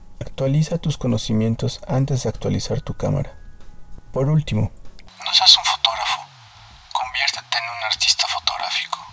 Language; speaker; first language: Spanish; native; Spanish